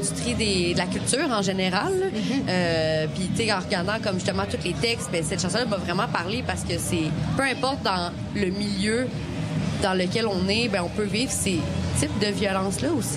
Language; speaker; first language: French; native; French